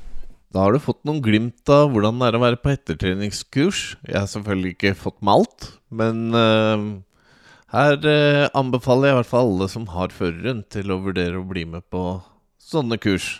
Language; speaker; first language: Norwegian; native; Norwegian